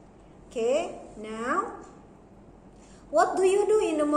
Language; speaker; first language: English; non-native, learner; Indonesian